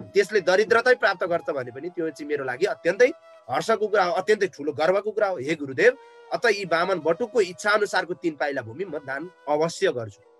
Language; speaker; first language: Nepali; native; Nepali